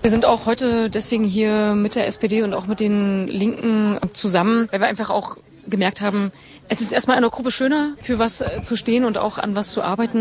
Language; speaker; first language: German; native; German